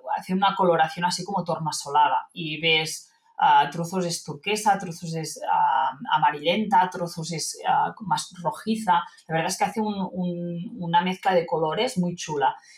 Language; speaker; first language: Spanish; non-native, local second language; Catalan